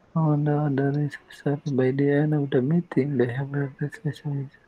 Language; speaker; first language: English; non-native, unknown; Indonesian